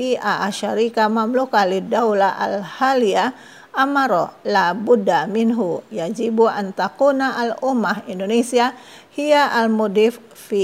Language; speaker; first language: Arabic; non-native, fluent; Indonesian